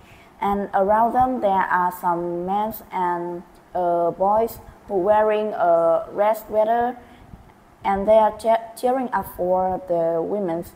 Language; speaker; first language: English; non-native, learner; Vietnamese